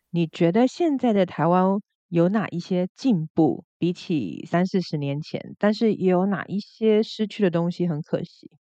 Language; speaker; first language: Chinese; native; Chinese